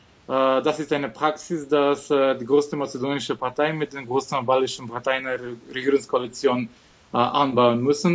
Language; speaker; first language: German; non-native, fluent; Macedonian